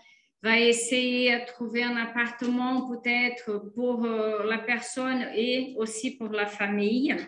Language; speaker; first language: French; non-native, fluent; Portuguese